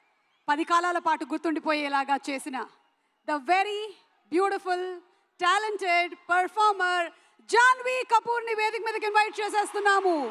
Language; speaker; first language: Telugu; native; Telugu